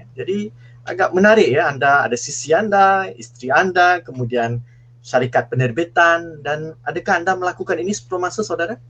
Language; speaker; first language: Malay; native; Malay